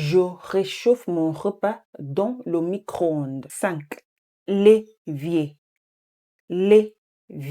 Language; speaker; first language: French; non-native, fluent; English